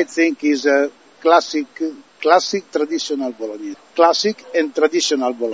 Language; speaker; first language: English; non-native, learner; Italian